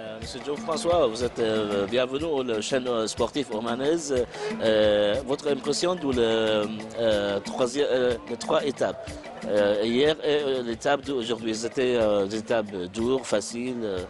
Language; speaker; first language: French; non-native, learner; Arabic